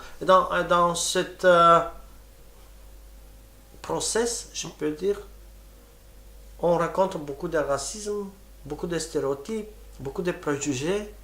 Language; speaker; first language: French; non-native, fluent; Romany